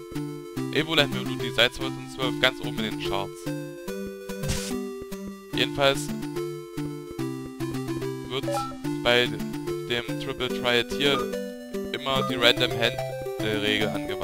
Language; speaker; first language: German; native; German